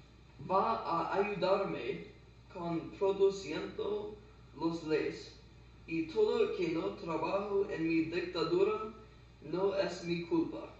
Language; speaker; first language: Spanish; non-native, learner; English